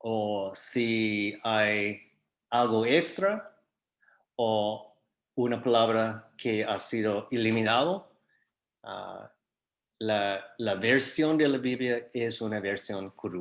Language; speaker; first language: Spanish; non-native, fluent; English